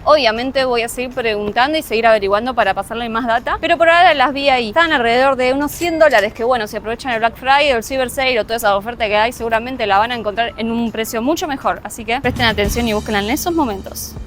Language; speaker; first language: Spanish; native; Spanish